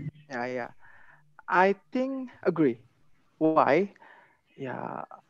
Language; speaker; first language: English; non-native, learner; Indonesian